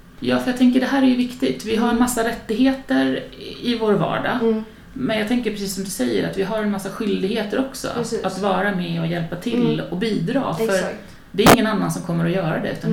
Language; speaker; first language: Swedish; native; Swedish